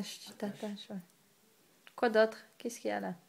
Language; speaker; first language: French; native; French